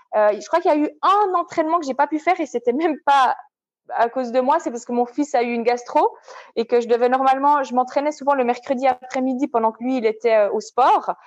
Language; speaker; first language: French; native; French